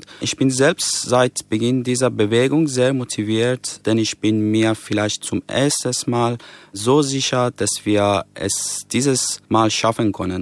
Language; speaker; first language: German; non-native, fluent; Persian